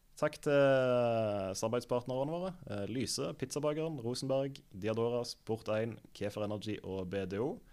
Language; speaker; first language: Norwegian; native; Norwegian